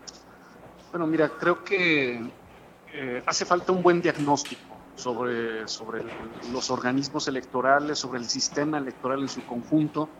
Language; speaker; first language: Spanish; native; Spanish